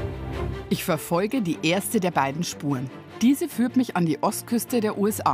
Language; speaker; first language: German; native; German